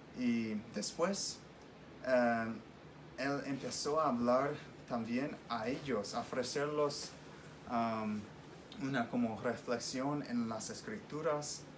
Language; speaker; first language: Spanish; non-native, fluent; English